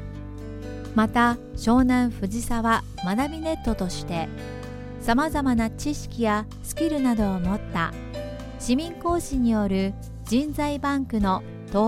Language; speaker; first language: Japanese; native; Japanese